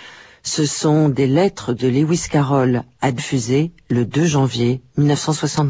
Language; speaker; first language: French; native; French